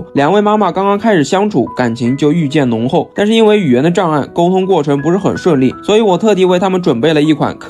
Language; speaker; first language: Chinese; native; Chinese